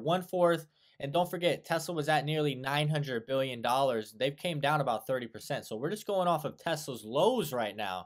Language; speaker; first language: English; native; English